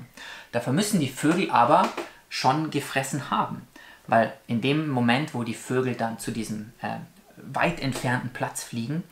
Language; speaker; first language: German; native; German